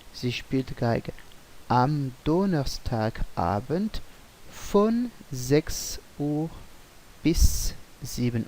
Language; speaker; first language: German; non-native, fluent; French